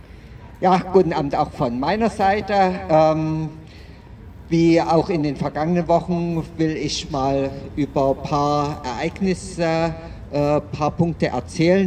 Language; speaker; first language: German; native; German